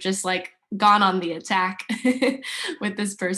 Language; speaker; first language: English; native; English